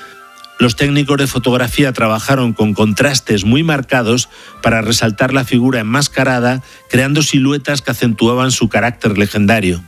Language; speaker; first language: Spanish; native; Spanish